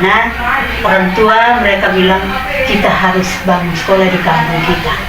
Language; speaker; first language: Indonesian; non-native, local second language; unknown